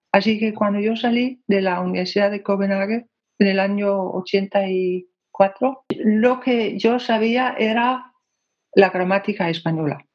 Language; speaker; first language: Spanish; non-native, fluent; Danish